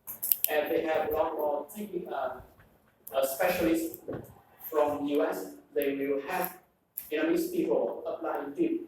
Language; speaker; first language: English; non-native, fluent; Vietnamese